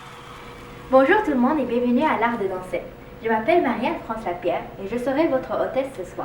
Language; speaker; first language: French; non-native, learner; English